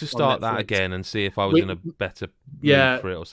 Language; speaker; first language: English; native; English